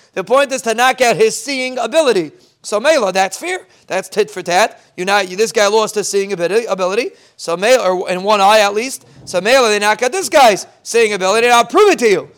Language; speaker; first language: English; native; English